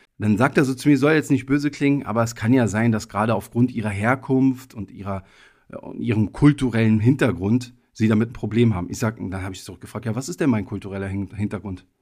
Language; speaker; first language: German; early bilingual, other home language; Italian